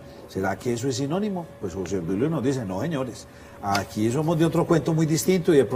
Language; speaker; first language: Spanish; native; Spanish